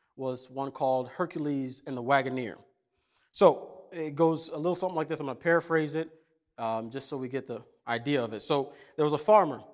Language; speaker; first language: English; early bilingual, other home language; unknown